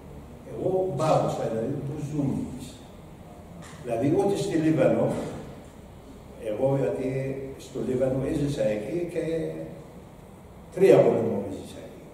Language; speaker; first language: Greek; non-native, learner; Arabic